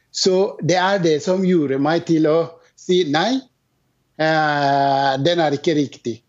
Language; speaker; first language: Norwegian; non-native, fluent; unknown